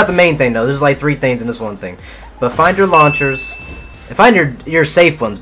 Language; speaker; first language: English; native; English